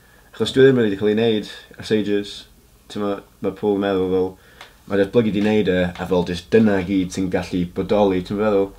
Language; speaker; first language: Welsh; native; Welsh